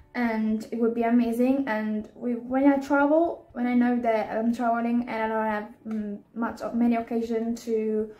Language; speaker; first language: English; non-native, fluent; Italian